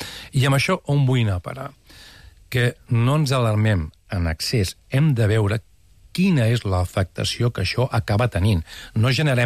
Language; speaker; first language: Catalan; native; Catalan